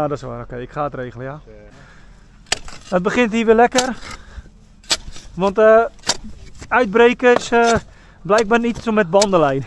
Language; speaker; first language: Dutch; native; Dutch